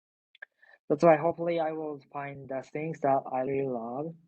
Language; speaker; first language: English; non-native, learner; Japanese